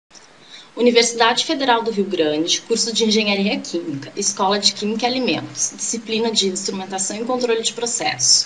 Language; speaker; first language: Portuguese; native; Portuguese